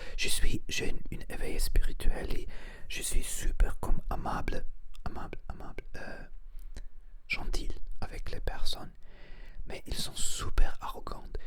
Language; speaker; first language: French; non-native, learner; Spanish